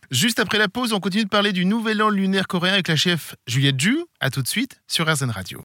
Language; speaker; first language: French; native; French